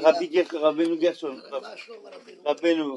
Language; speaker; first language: Hebrew; non-native, fluent; French